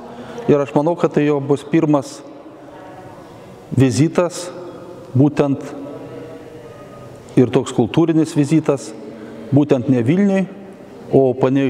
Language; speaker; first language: Lithuanian; native; Lithuanian